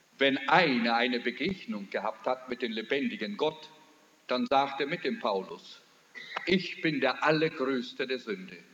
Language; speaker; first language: German; early bilingual, heritage; German